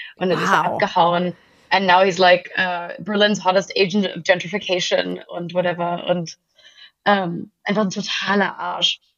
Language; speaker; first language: German; native; German